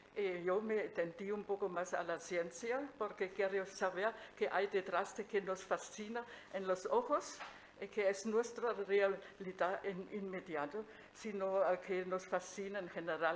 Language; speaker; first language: Spanish; non-native, fluent; German